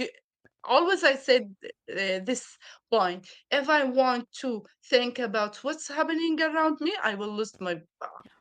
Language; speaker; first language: English; non-native, learner; Arabic